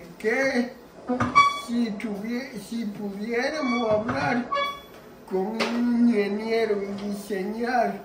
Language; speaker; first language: Spanish; early bilingual, heritage; Spanish